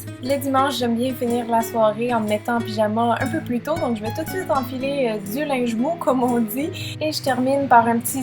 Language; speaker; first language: French; native; French